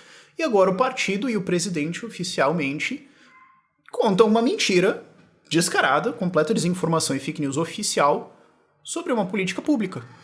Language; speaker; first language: Portuguese; native; Portuguese